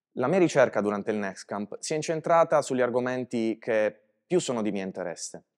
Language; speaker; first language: Italian; native; Italian